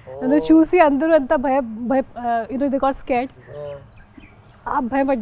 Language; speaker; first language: Telugu; non-native, local second language; Hindi